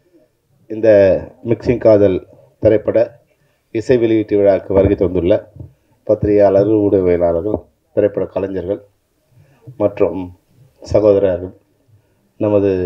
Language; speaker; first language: Tamil; native; Tamil